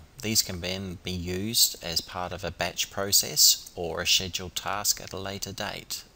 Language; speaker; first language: English; native; English